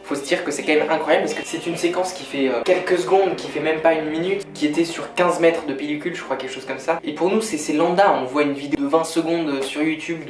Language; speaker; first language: French; native; French